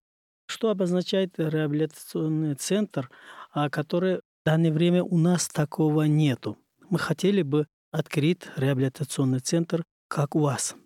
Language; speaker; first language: Russian; non-native, learner; Uzbek